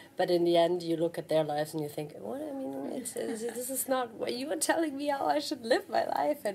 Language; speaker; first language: English; non-native, fluent; German